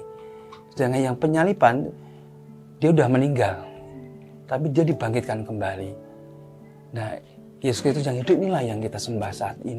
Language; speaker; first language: Indonesian; native; Indonesian